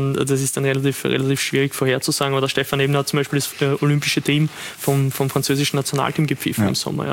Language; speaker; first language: German; native; German